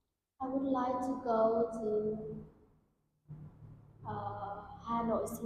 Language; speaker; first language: English; non-native, learner; Vietnamese